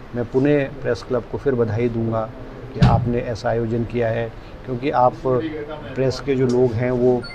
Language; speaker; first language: Hindi; native; Hindi